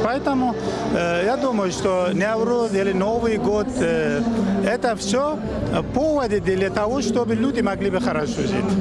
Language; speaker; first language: Russian; non-native, fluent; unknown